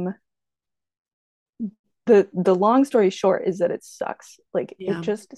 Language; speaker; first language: English; native; English